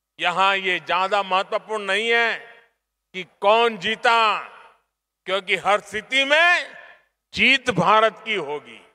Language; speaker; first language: Hindi; non-native, local second language; Gujarati